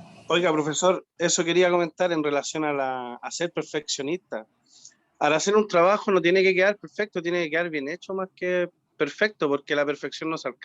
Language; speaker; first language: Spanish; native; Spanish